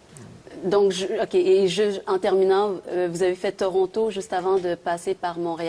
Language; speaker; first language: French; native; French